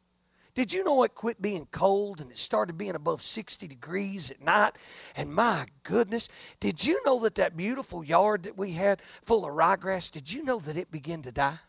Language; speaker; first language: English; native; English